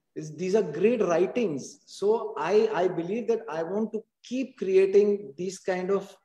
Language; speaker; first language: English; non-native, local second language; Hindi